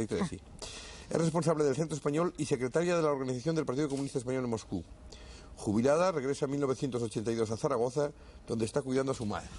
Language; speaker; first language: Spanish; native; Spanish